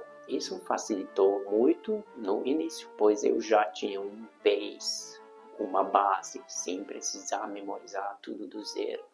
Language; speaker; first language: Portuguese; non-native, fluent; Hungarian